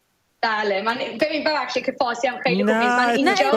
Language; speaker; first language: Persian; early bilingual, heritage; Persian